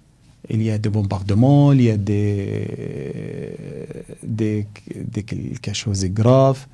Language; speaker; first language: French; non-native, learner; Arabic